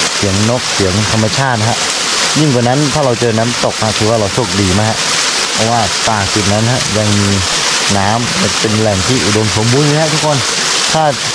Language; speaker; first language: Thai; non-native, local second language; Karen languages